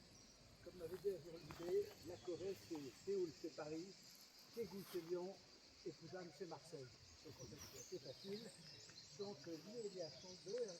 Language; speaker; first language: French; native; French